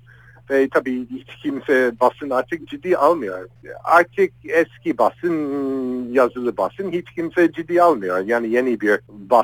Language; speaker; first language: Turkish; non-native, fluent; English